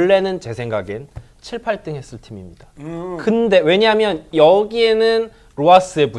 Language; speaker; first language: Korean; native; Korean